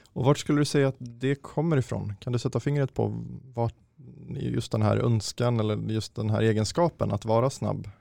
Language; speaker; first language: Swedish; native; Swedish